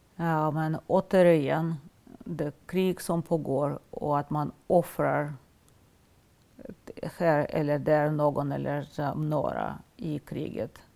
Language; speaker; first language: Swedish; non-native, fluent; Russian